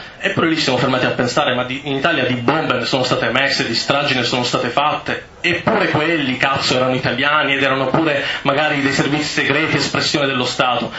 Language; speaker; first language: Italian; native; Italian